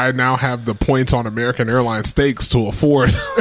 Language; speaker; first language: English; native; English